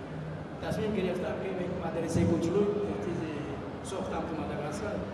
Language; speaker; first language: Persian; non-native, learner; Malagasy